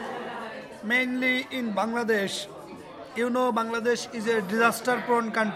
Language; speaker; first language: English; non-native, learner; Bangla